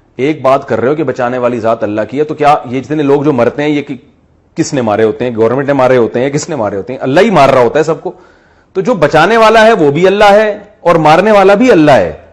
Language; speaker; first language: Urdu; native; Urdu